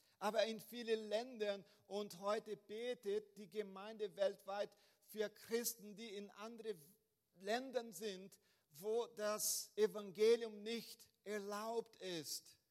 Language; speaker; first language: German; non-native, fluent; Portuguese